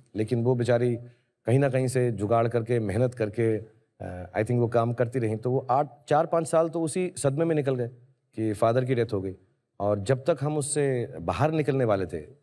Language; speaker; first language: Hindi; native; Hindi